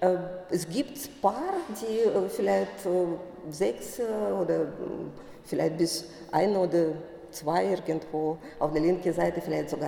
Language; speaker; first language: German; non-native, fluent; Russian